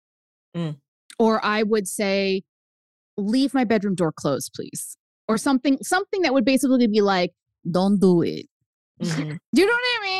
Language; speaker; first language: English; early bilingual, other home language; Spanish